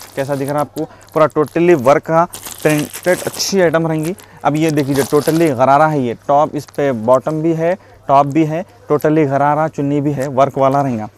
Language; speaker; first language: Hindi; native; Hindi